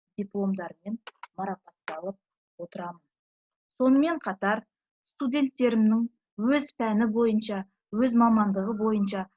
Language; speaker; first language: Kazakh; native; Kazakh